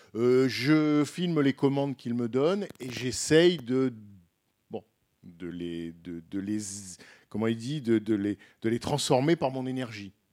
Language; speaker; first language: French; native; French